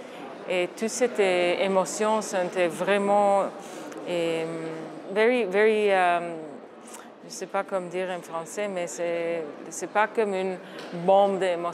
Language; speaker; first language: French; non-native, fluent; Hebrew